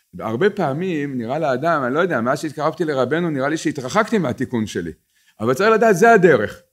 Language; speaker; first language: Hebrew; native; Hebrew